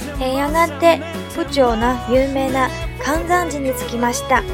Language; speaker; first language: Japanese; non-native, fluent; Chinese